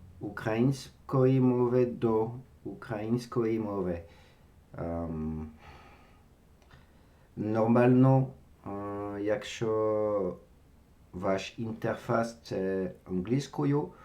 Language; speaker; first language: Ukrainian; non-native, learner; French